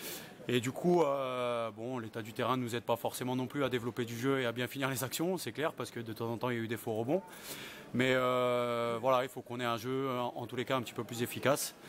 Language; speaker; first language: French; native; French